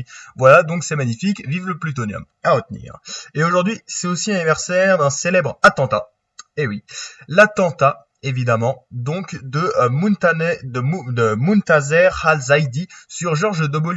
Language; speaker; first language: French; native; French